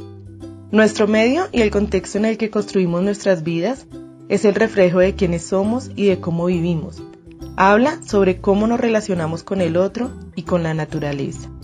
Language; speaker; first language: Spanish; native; Spanish